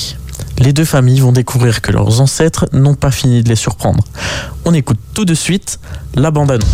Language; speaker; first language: French; native; French